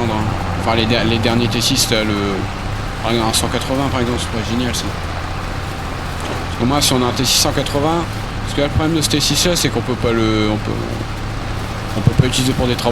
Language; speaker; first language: French; native; French